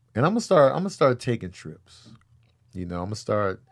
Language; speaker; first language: English; early bilingual, other home language; Yoruba